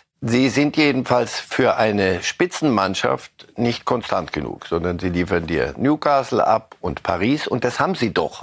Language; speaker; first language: German; native; German